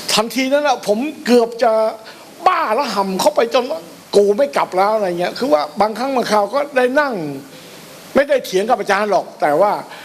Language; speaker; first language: Thai; native; Thai